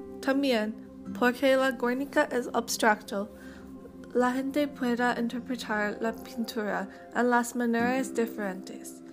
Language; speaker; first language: Spanish; non-native, learner; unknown